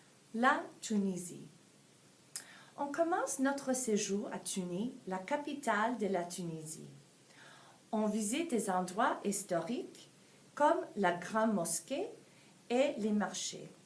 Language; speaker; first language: French; non-native, fluent; English